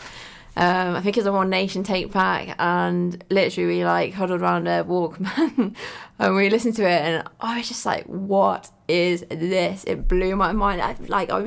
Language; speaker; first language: English; native; English